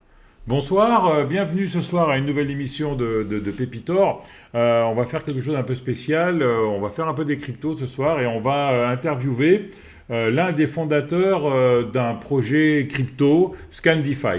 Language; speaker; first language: French; native; French